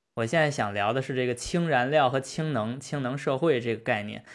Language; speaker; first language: Chinese; native; Chinese